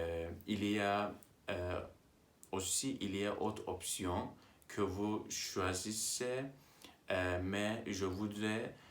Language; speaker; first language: French; non-native, learner; Turkish